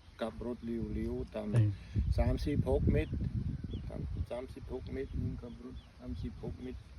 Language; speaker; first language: Thai; non-native, learner; German